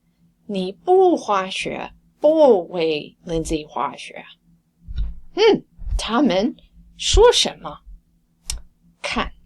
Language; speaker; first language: Chinese; non-native, fluent; English